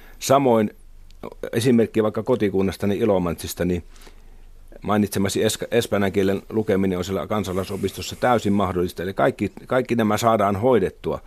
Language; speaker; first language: Finnish; native; Finnish